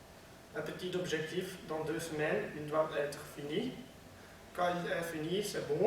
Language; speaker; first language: French; non-native, learner; Dutch